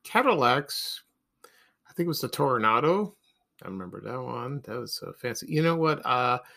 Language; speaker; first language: English; native; English